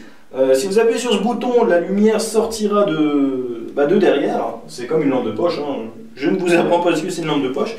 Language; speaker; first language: French; native; French